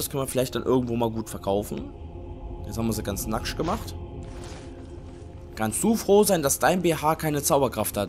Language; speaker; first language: German; native; German